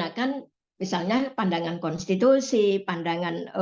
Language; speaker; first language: Indonesian; native; Indonesian